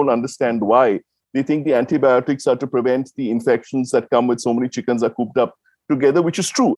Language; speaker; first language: English; non-native, local second language; Tamil